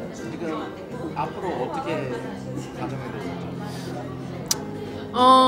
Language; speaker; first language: Korean; non-native, learner; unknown